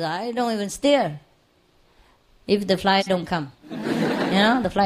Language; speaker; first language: English; non-native, fluent; Vietnamese